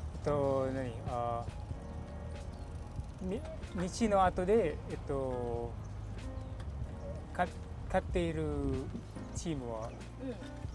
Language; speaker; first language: Japanese; non-native, learner; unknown